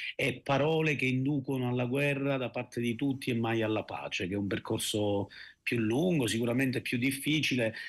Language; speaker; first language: Italian; native; Italian